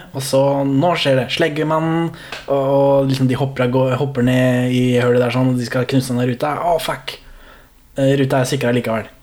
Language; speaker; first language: Norwegian; native; Norwegian